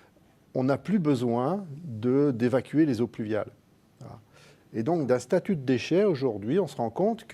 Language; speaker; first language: French; native; French